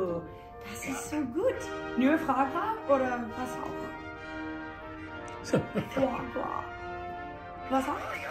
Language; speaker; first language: German; non-native, learner; English